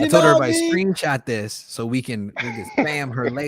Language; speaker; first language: English; native; English